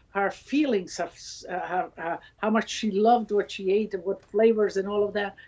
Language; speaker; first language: English; non-native, fluent; Italian